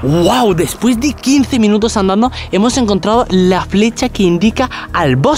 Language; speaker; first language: Spanish; native; Spanish